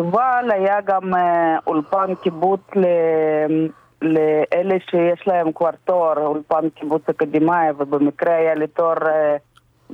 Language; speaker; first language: Hebrew; non-native, fluent; Russian